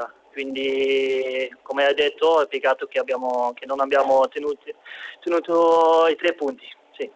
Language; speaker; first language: Italian; non-native, fluent; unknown